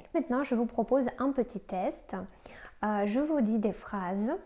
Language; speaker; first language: French; non-native, fluent; Russian